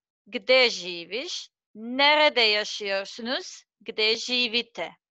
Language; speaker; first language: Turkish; non-native, learner; Serbian